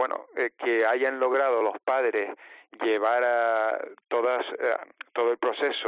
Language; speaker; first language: Spanish; native; Spanish